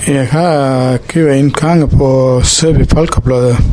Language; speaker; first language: Danish; non-native, learner; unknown